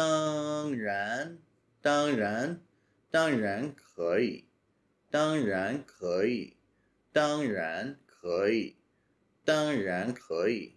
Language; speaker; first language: Chinese; non-native, learner; English